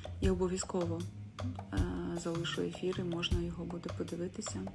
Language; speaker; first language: Ukrainian; non-native, local second language; Russian